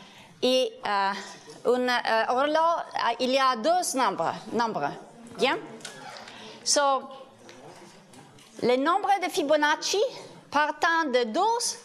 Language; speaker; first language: French; non-native, learner; Italian